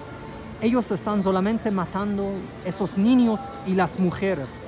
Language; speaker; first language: Spanish; non-native, fluent; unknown